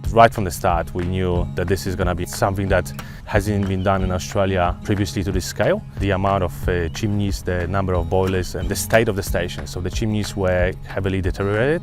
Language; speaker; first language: English; native; English